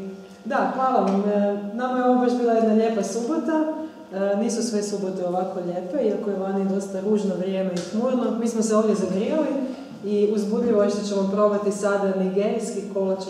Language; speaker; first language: Croatian; native; Croatian